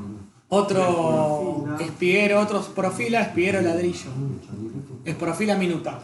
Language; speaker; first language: Spanish; native; Spanish